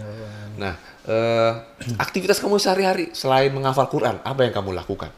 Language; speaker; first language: Indonesian; native; Indonesian